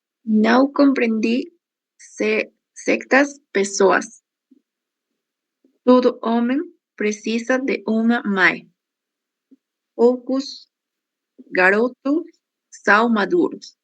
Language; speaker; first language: Portuguese; non-native, learner; Spanish